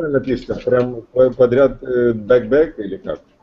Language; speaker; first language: Russian; native; Russian